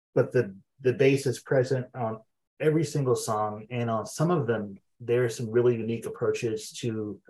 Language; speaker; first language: English; native; English